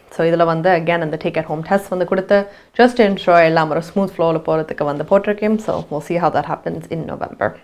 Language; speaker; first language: Tamil; early bilingual, heritage; Tamil